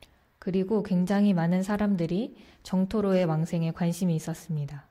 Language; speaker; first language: Korean; native; Korean